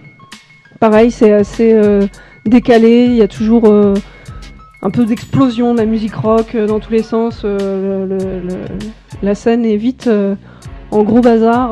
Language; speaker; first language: French; native; French